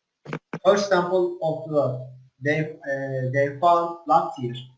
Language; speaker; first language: English; non-native, learner; Turkish